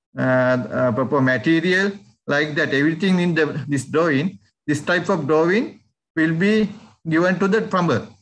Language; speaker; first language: English; non-native, local second language; Sinhala